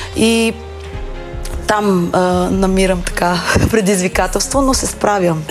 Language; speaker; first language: Bulgarian; native; Bulgarian